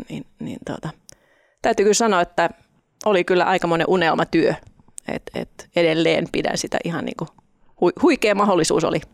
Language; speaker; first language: Finnish; non-native, local second language; Swedish